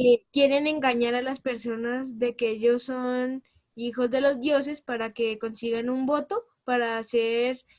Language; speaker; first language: Spanish; native; Spanish